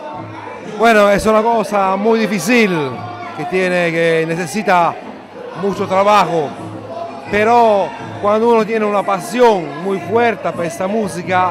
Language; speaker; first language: Spanish; non-native, learner; Italian